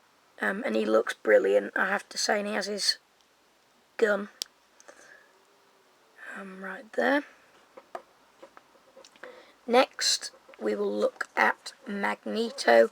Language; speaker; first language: English; native; English